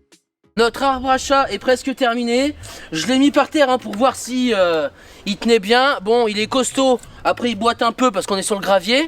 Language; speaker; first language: French; native; French